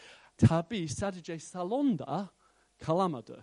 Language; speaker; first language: Turkish; non-native, fluent; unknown